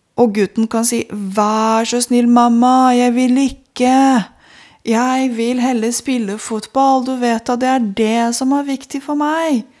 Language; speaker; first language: Norwegian; non-native, fluent; Romanian